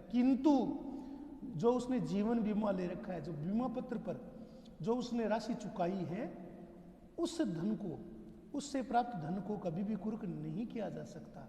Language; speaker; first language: Hindi; native; Hindi